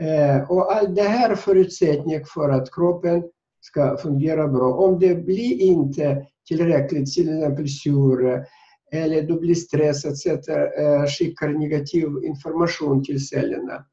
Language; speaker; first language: Swedish; non-native, fluent; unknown